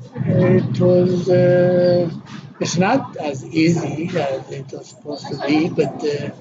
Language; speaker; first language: English; non-native, fluent; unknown